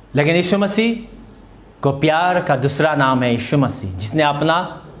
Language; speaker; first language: Hindi; non-native, local second language; Assamese